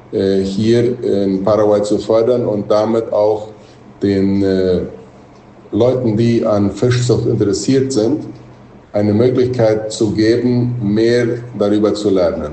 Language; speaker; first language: German; non-native, local second language; Plautdietsch